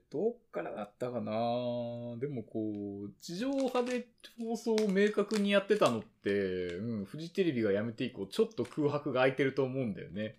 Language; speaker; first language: Japanese; native; Japanese